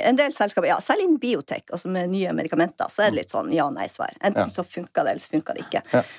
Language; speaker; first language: Norwegian; native; Norwegian